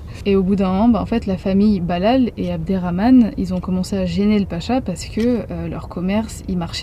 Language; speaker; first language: French; native; French